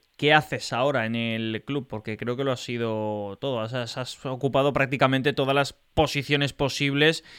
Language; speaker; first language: Spanish; native; Spanish